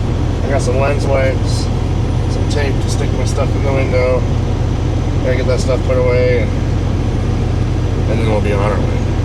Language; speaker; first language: English; native; English